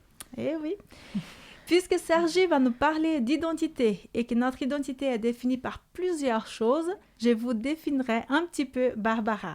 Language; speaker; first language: French; native; French